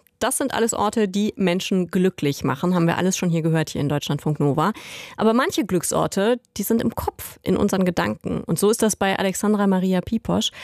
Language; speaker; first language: German; native; German